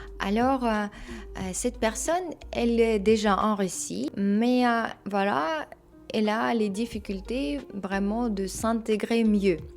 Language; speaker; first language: French; non-native, fluent; Russian